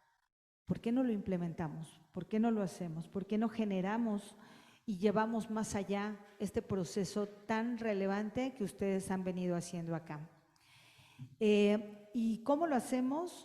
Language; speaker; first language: Spanish; native; Spanish